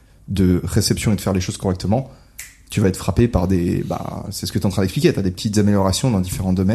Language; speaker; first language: French; native; French